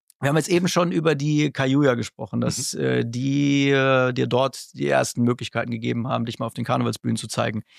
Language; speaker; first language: German; native; German